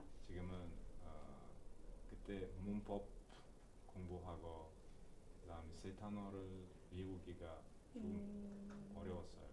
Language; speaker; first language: Korean; non-native, learner; Uzbek